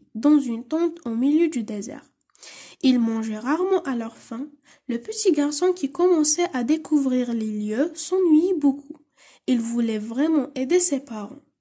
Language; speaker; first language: French; non-native, local second language; Arabic